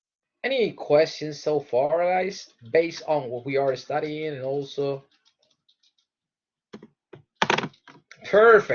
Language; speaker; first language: English; non-native, fluent; Spanish